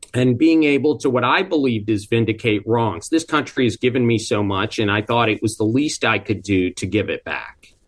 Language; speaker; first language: English; early bilingual, other home language; Hindi